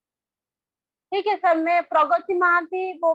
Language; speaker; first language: Hindi; non-native, local second language; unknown